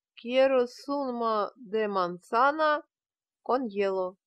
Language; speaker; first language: Spanish; non-native, fluent; Russian